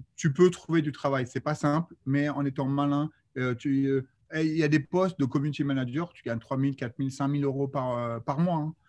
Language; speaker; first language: French; native; French